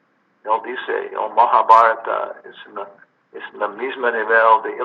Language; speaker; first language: Spanish; non-native, learner; English